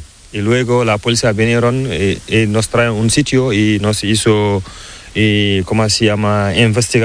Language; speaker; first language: Spanish; non-native, learner; Fula